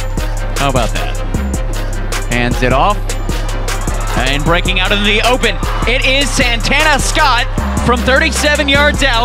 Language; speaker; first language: English; native; English